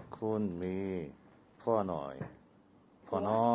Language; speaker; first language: Thai; non-native, learner; Korean